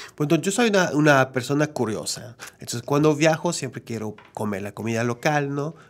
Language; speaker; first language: Spanish; non-native, fluent; French